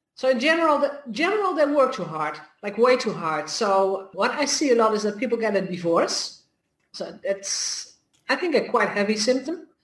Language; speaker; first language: English; non-native, fluent; Dutch